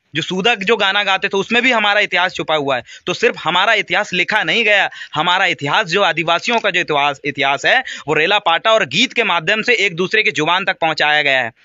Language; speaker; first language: Hindi; native; Hindi